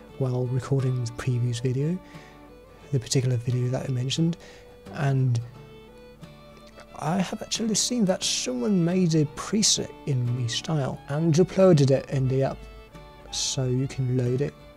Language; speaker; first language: English; non-native, fluent; Russian